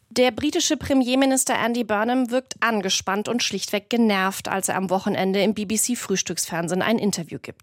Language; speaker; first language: German; native; German